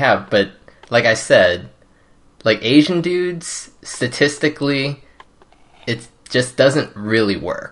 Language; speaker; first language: English; early bilingual, other home language; Cantonese